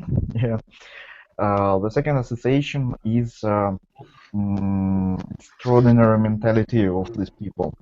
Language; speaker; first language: English; non-native, fluent; Russian